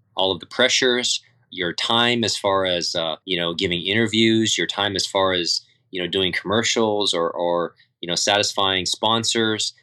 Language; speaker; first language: English; native; English